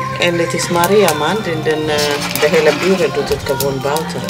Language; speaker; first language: Dutch; non-native, learner; Amharic